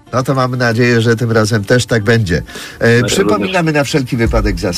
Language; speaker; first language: Polish; native; Polish